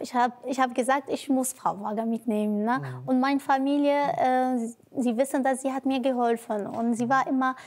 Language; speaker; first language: German; non-native, learner; Arabic